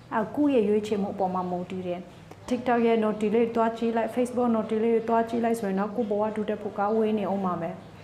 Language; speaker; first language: Burmese; non-native, local second language; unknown